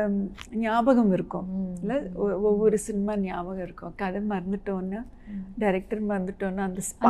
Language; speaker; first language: Tamil; non-native, local second language; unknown